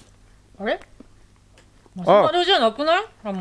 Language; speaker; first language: Japanese; native; Japanese